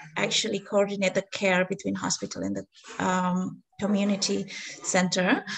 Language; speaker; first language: English; non-native, fluent; Indonesian